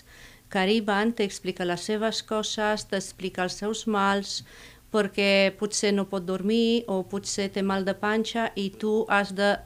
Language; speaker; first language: Catalan; non-native, fluent; Romanian